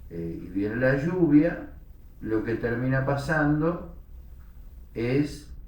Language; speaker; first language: Spanish; native; Spanish